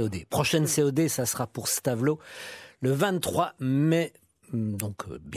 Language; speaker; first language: French; native; French